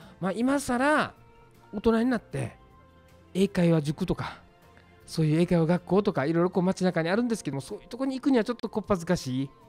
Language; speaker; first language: Japanese; native; Japanese